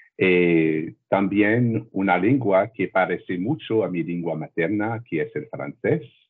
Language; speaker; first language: Spanish; non-native, learner; French